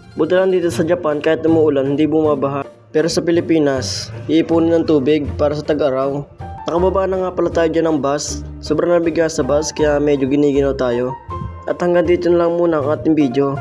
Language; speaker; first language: Filipino; native; Filipino